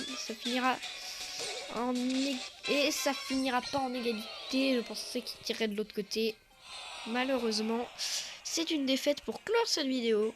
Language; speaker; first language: French; native; French